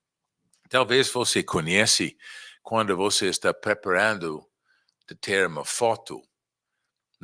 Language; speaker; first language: Portuguese; non-native, fluent; English